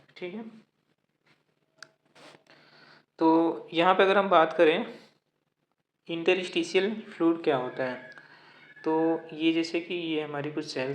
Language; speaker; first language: Hindi; native; Hindi